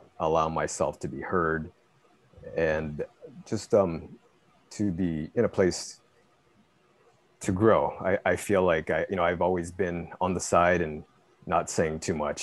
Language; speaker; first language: English; native; English